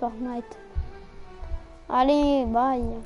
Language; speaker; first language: French; native; French